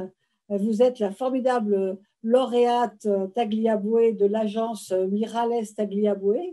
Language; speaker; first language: French; native; French